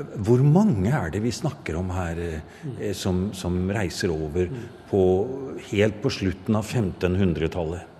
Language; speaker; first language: Norwegian; native; Norwegian